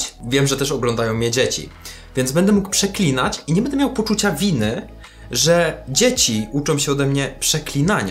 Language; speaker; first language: Polish; native; Polish